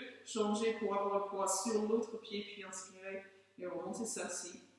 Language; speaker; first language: French; native; French